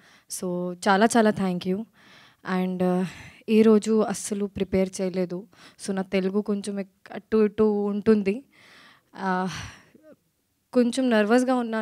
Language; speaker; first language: Telugu; non-native, learner; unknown